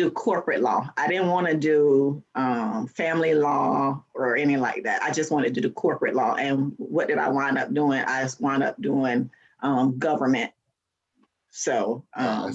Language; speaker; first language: English; native; English